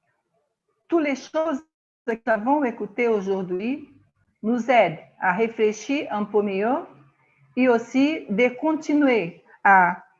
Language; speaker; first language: French; non-native, learner; Portuguese